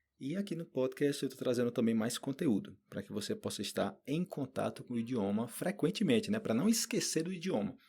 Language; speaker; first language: Portuguese; native; Portuguese